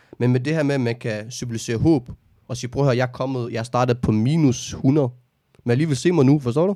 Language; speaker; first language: Danish; early bilingual, other home language; Arabic